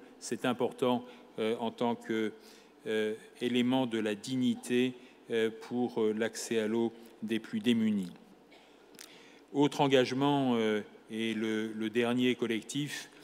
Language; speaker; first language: French; native; French